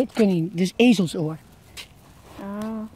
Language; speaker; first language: Dutch; native; Dutch